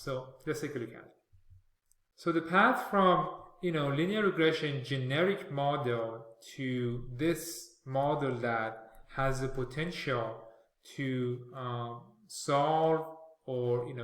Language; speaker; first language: English; non-native, fluent; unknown